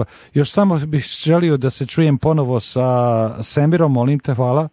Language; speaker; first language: Serbian; native; Serbian